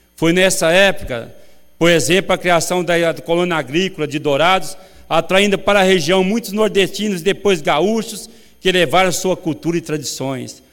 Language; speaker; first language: Portuguese; native; Portuguese